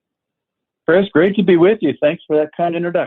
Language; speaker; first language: English; native; English